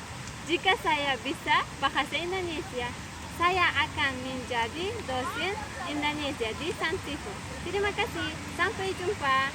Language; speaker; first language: Indonesian; non-native, learner; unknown